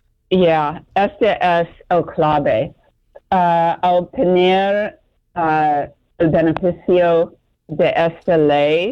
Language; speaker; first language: Spanish; non-native, fluent; English